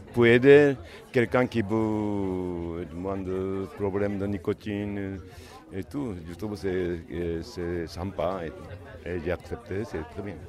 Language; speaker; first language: French; non-native, learner; Japanese